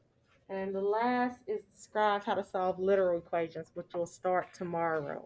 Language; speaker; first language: English; native; English